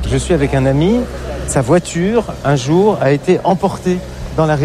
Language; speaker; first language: French; native; French